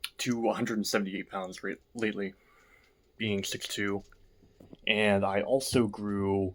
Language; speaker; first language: English; native; English